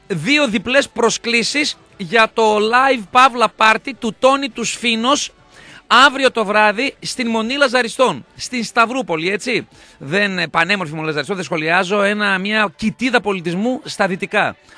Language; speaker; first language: Greek; native; Greek